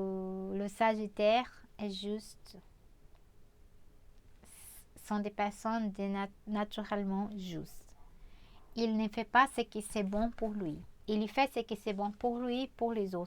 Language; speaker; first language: French; non-native, fluent; Portuguese